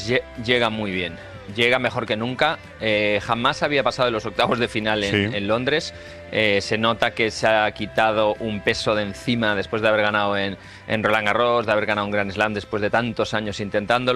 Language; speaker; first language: Spanish; native; Spanish